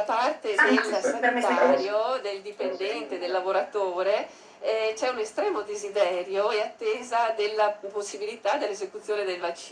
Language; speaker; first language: Italian; native; Italian